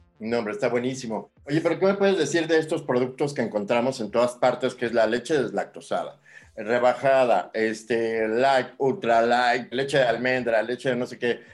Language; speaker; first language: Spanish; native; Spanish